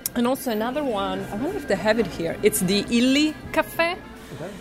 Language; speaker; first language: English; non-native, fluent; Italian